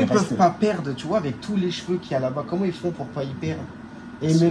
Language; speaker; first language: French; native; French